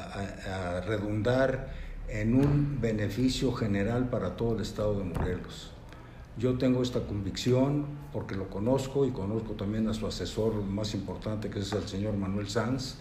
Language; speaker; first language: Spanish; native; Spanish